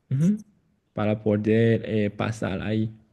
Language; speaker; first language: Spanish; non-native, fluent; Chinese